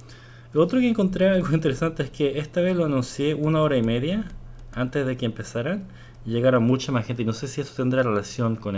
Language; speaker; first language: Spanish; non-native, fluent; Korean